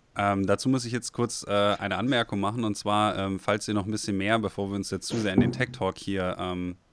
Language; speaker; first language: German; native; German